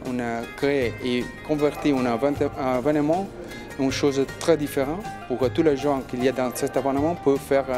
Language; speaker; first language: French; non-native, learner; Spanish